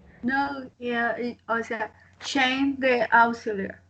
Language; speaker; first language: English; non-native, learner; Spanish